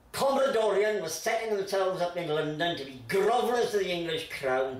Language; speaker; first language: English; native; English